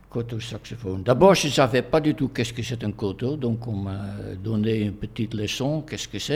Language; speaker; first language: French; non-native, fluent; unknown